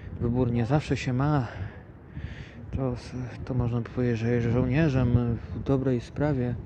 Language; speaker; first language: Polish; native; Polish